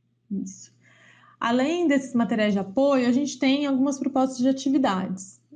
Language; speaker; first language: Portuguese; native; Portuguese